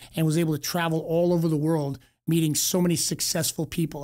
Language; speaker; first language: English; native; English